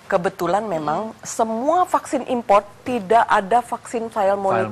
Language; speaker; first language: Indonesian; native; Indonesian